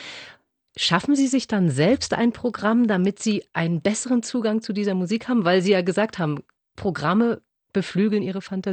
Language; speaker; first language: German; native; German